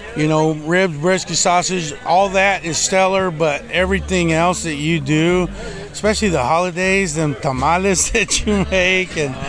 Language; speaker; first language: English; early bilingual, other home language; Spanish